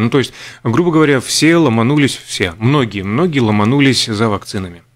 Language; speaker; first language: Russian; native; Russian